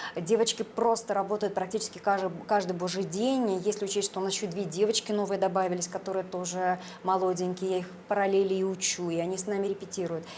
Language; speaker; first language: Russian; native; Russian